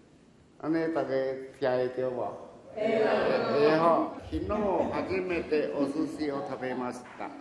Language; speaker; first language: Japanese; non-native, learner; Hakka Chinese